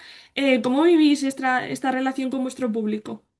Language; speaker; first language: Spanish; native; Spanish